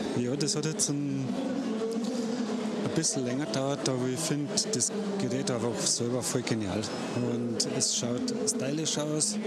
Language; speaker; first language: German; native; German